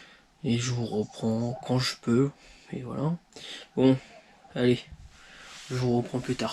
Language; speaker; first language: French; native; French